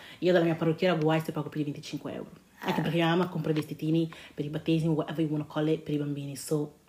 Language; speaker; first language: Italian; early bilingual, other home language; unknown